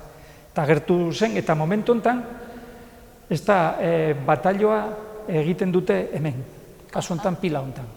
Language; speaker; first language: Basque; non-native, local second language; Spanish